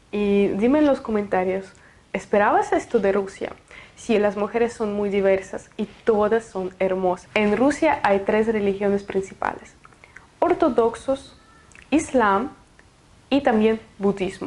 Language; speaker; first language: Spanish; non-native, fluent; Russian